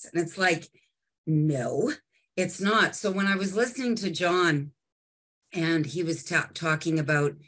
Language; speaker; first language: English; native; English